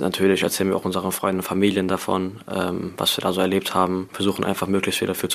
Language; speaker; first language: German; native; German